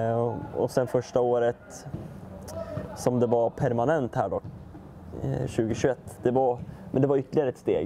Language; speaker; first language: Swedish; native; Swedish